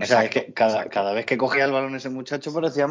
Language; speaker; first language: Spanish; native; Spanish